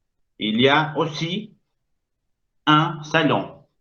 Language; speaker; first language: French; non-native, fluent; Spanish